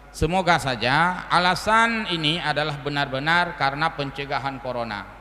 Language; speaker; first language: Malay; non-native, local second language; Achinese